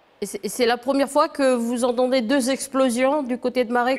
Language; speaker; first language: French; native; French